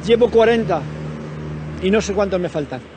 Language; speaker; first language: Spanish; native; Spanish